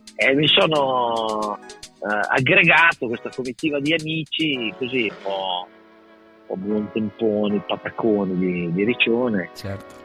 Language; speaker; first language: Italian; native; Italian